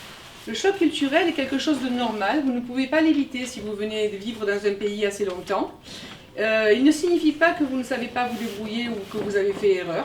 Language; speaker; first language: French; native; French